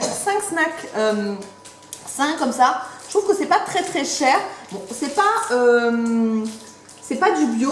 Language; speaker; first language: French; native; French